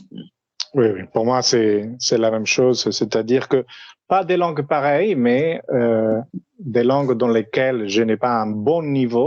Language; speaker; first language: French; non-native, fluent; Spanish